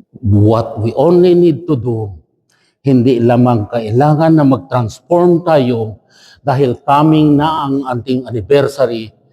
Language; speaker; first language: Filipino; non-native, local second language; Chavacano